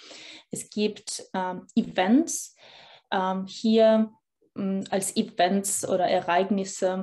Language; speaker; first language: German; non-native, fluent; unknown